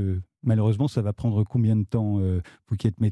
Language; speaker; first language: French; native; French